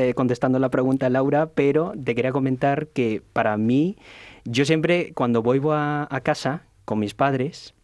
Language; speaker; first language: Spanish; non-native, fluent; Cantonese